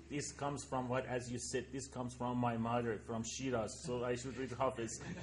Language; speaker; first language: English; non-native, fluent; Persian